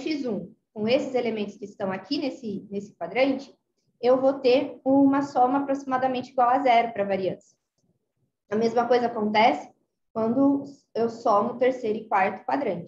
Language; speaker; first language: Portuguese; native; Portuguese